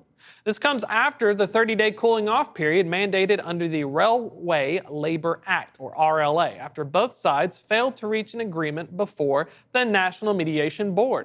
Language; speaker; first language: English; native; English